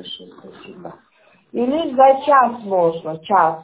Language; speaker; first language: Russian; non-native, learner; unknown